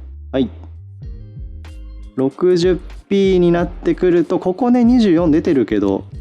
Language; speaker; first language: Japanese; native; Japanese